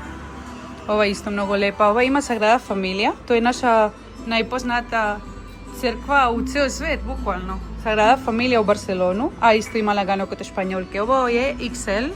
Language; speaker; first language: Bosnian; non-native, learner; Spanish